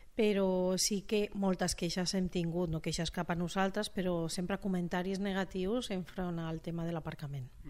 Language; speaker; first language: Catalan; non-native, local second language; Spanish